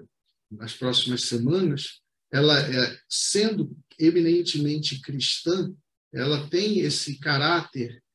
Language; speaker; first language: Portuguese; native; Portuguese